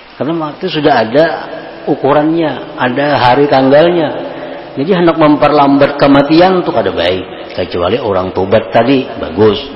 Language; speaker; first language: Indonesian; non-native, local second language; Banjar